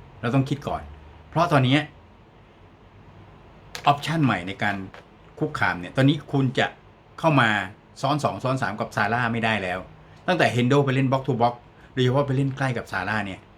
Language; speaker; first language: Thai; native; Thai